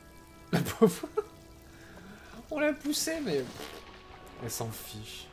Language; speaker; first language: French; native; French